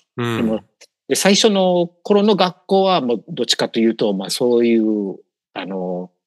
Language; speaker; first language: Japanese; non-native, fluent; English